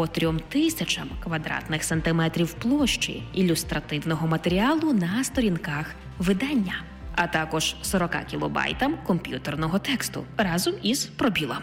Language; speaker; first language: Ukrainian; native; Ukrainian